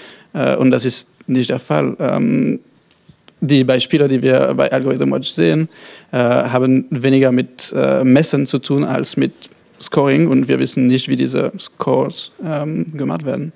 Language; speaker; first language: German; non-native, fluent; French